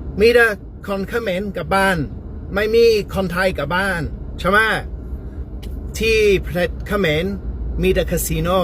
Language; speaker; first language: Thai; non-native, learner; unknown